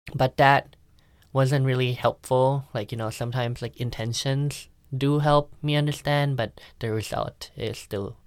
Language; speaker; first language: English; early bilingual, other home language; Thai